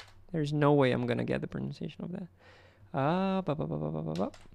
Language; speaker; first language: English; non-native, fluent; Portuguese